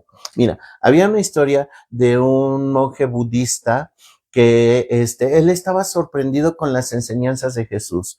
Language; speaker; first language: Spanish; native; Spanish